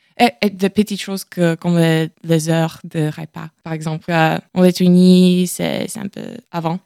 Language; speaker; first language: French; non-native, learner; Latvian